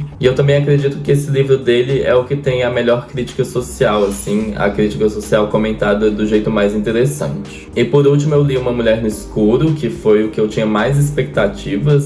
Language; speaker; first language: Portuguese; native; Portuguese